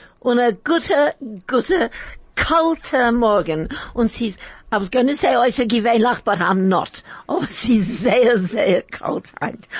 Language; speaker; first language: German; non-native, learner; English